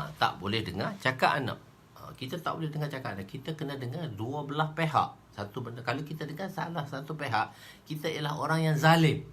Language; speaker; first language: Malay; native; Malay